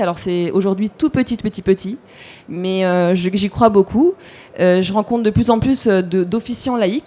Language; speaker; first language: French; native; French